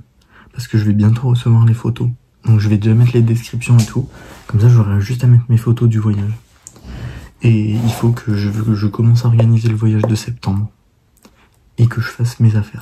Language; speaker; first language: French; native; French